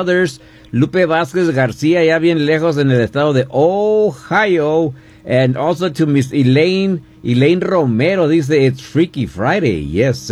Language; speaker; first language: Spanish; early bilingual, heritage; Spanish